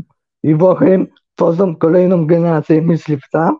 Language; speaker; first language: Polish; early bilingual, heritage; Polish